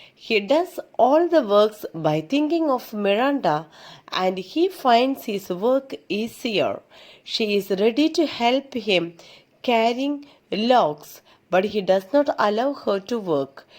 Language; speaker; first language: English; non-native, local second language; Malayalam